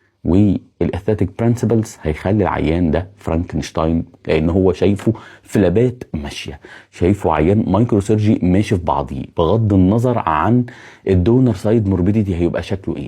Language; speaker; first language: Arabic; native; Arabic